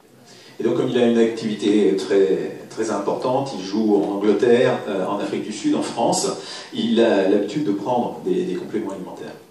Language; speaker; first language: French; native; French